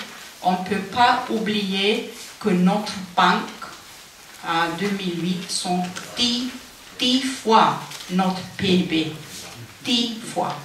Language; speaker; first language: French; non-native, fluent; Icelandic